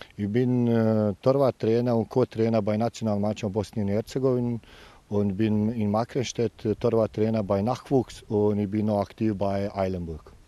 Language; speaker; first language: German; non-native, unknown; Bosnian